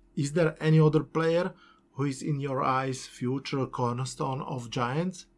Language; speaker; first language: English; non-native, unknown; Slovak